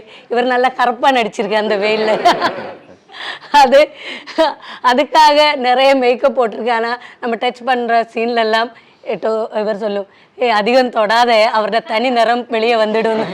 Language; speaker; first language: Tamil; non-native, learner; Malayalam